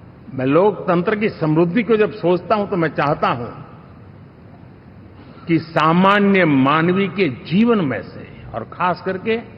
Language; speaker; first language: Hindi; non-native, local second language; Gujarati